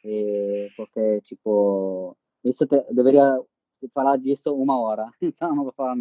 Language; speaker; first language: Portuguese; non-native, fluent; Italian